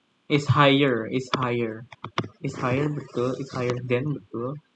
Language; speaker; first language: English; non-native, fluent; Indonesian